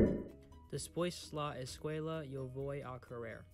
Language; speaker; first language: Spanish; non-native, learner; English